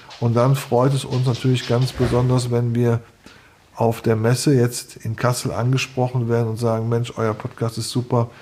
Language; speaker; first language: German; native; German